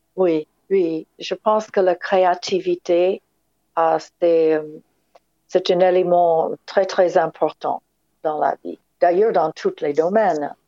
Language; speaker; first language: French; non-native, fluent; English